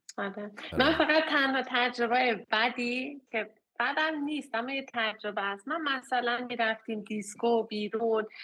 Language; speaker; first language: Persian; early bilingual, heritage; Persian